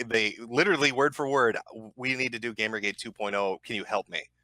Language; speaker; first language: English; native; English